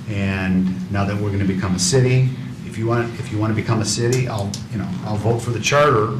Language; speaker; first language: English; native; English